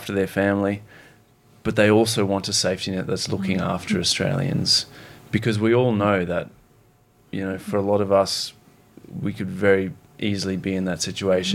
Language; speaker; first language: English; native; English